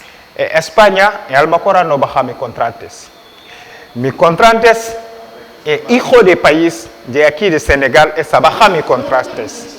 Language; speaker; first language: Spanish; non-native, learner; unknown